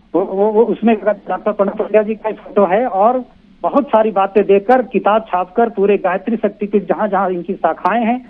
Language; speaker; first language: Hindi; native; Hindi